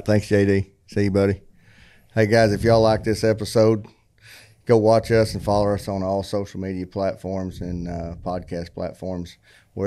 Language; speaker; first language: English; native; English